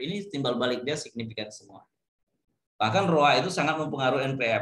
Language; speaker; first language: Indonesian; native; Indonesian